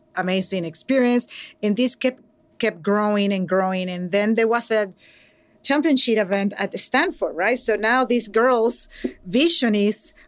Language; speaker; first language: English; non-native, fluent; Spanish